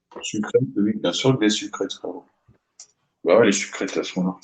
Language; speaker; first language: French; native; French